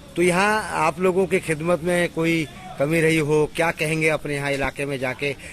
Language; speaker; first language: Hindi; native; Hindi